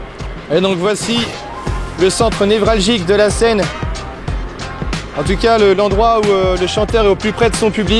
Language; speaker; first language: French; native; French